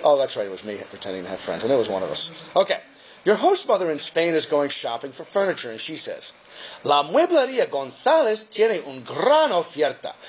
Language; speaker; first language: English; native; English